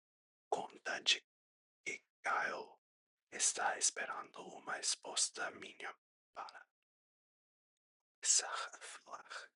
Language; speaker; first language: Portuguese; non-native, learner; English